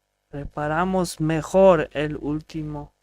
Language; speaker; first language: Spanish; non-native, learner; English